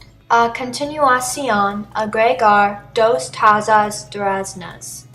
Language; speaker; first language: Spanish; non-native, learner; English